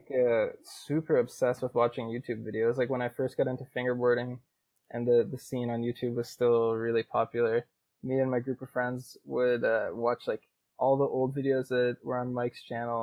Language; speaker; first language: English; native; English